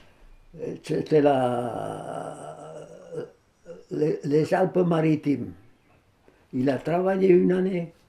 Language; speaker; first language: French; non-native, fluent; Spanish